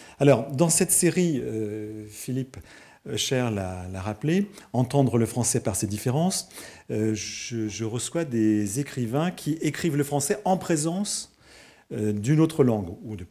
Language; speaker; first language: French; native; French